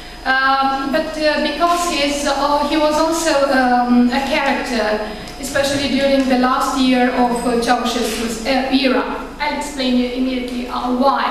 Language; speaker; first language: English; non-native, fluent; Romanian